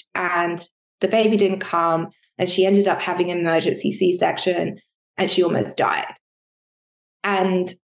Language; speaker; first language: English; native; English